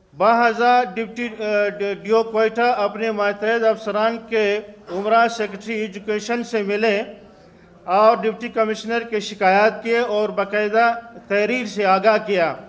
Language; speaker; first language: Urdu; non-native, local second language; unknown